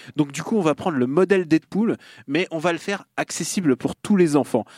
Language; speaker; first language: French; non-native, fluent; Russian